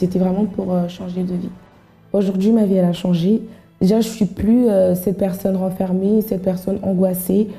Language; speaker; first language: French; native; French